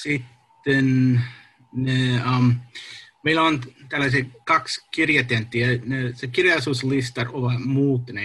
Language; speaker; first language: Finnish; non-native, learner; English